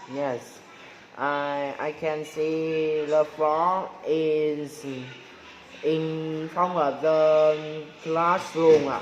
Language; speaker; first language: English; non-native, learner; Vietnamese